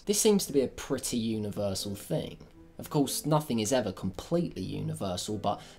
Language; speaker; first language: English; native; English